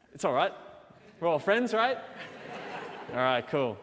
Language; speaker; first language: English; native; English